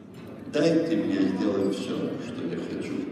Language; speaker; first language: Russian; non-native, learner; Lithuanian